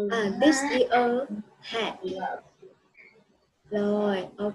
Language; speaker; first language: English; non-native, fluent; Vietnamese